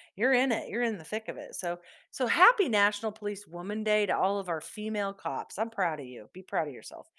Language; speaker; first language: English; native; English